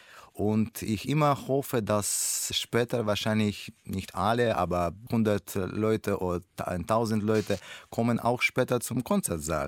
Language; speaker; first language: German; non-native, learner; Russian